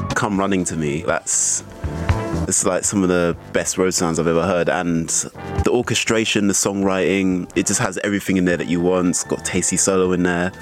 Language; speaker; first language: English; native; English